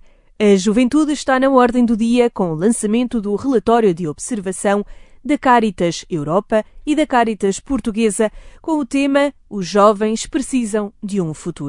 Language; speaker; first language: Portuguese; native; Portuguese